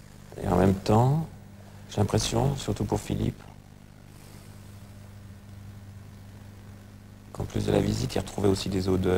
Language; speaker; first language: French; native; French